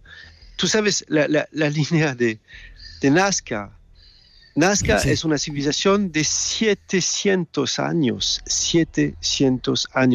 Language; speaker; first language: Spanish; non-native, learner; French